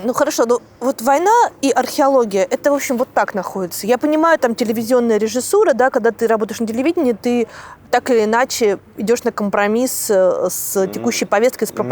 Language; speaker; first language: Russian; native; Russian